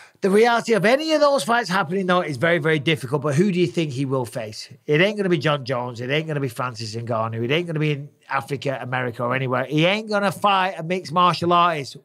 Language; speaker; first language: English; native; English